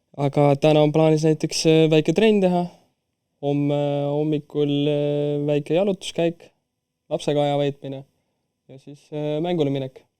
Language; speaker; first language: Estonian; non-native, local second language; Russian